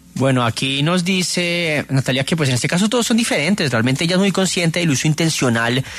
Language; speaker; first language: Spanish; native; Spanish